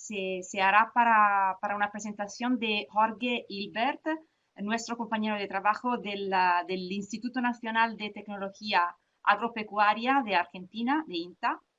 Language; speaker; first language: Spanish; non-native, fluent; Italian